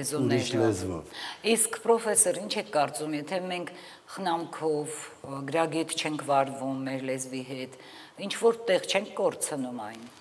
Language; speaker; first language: Armenian; native; Armenian